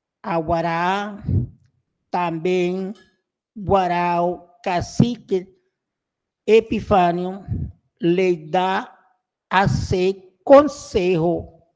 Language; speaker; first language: Portuguese; non-native, learner; Spanish